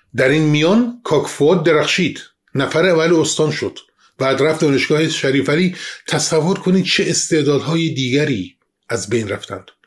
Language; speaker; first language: Persian; non-native, local second language; Kurdish